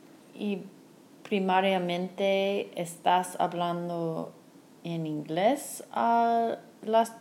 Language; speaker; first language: Spanish; non-native, fluent; English